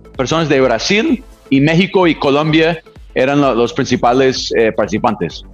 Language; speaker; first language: Spanish; non-native, fluent; English